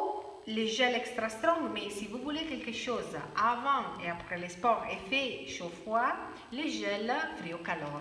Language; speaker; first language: French; non-native, fluent; Spanish